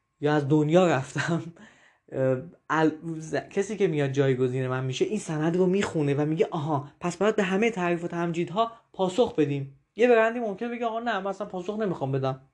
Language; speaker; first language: Persian; native; Persian